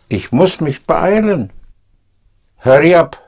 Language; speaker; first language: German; non-native, fluent; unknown